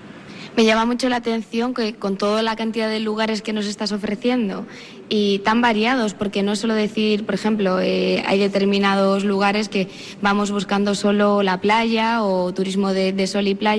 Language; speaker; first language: Spanish; native; Spanish